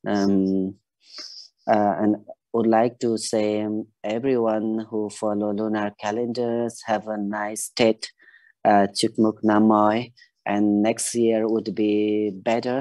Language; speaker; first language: English; non-native, fluent; Vietnamese